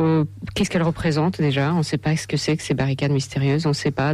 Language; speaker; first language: French; non-native, fluent; Russian